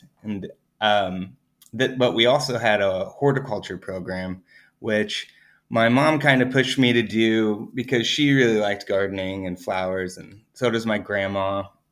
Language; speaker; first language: English; native; English